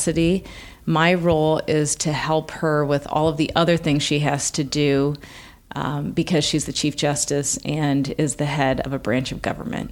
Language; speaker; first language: English; native; English